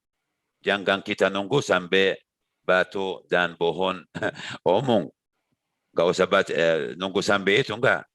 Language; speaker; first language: Indonesian; non-native, learner; Arabic